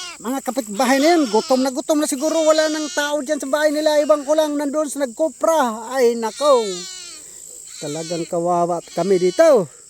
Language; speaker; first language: Filipino; non-native, local second language; Bikol